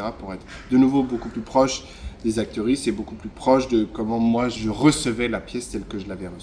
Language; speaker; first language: French; native; French